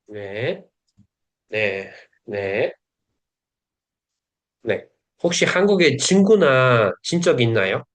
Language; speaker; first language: Korean; non-native, fluent; Uzbek